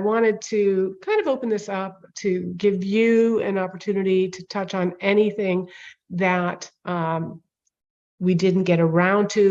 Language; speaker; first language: English; native; English